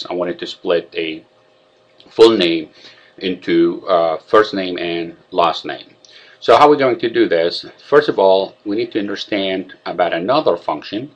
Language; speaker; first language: English; non-native, fluent; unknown